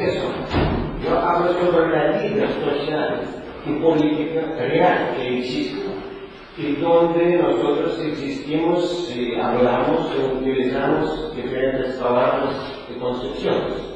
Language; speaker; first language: Spanish; non-native, learner; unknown